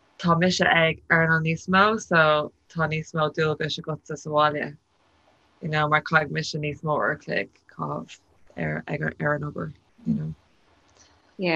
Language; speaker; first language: Irish; non-native, local second language; English